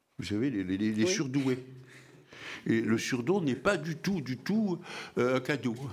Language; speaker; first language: French; early bilingual, other home language; Arabic